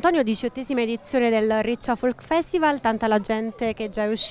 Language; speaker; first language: Italian; native; Italian